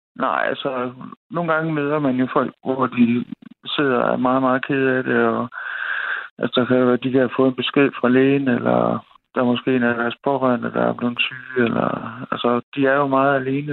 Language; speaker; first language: Danish; native; Danish